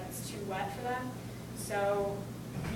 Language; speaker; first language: English; native; English